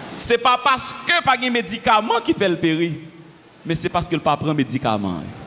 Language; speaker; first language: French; non-native, local second language; Haitian Creole